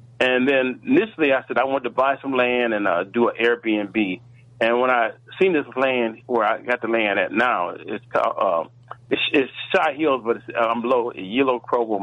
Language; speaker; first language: English; native; English